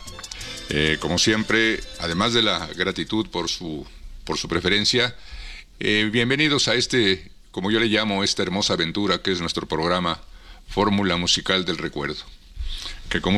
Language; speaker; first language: Spanish; native; Spanish